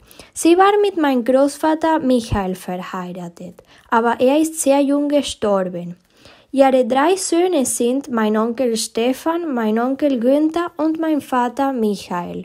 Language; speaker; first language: German; early bilingual, heritage; German